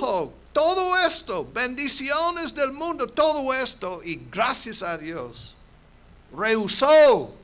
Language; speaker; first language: Spanish; non-native, fluent; English